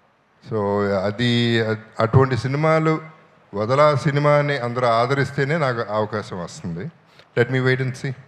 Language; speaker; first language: Telugu; native; Telugu